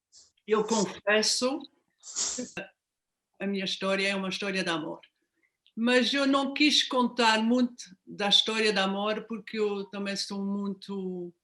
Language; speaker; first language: Portuguese; non-native, fluent; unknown